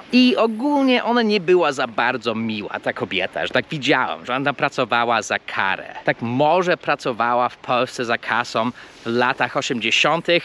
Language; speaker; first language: Polish; early bilingual, heritage; Polish